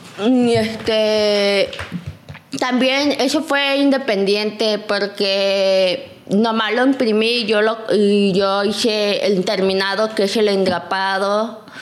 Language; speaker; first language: Spanish; native; Spanish